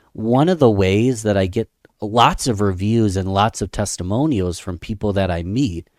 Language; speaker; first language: English; native; English